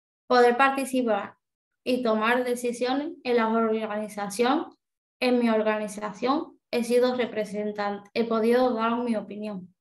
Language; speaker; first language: Spanish; native; Spanish